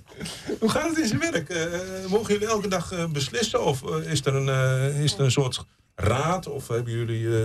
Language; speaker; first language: Dutch; native; Dutch